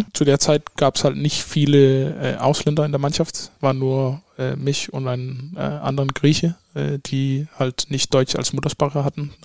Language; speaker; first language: German; non-native, fluent; Danish